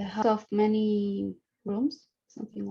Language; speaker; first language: English; non-native, learner; Spanish